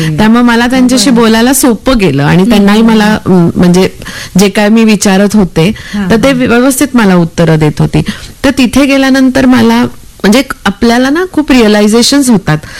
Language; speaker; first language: Marathi; native; Marathi